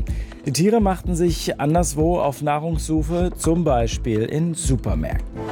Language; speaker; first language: German; native; German